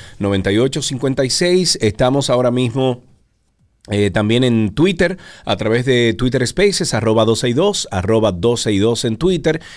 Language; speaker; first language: Spanish; native; Spanish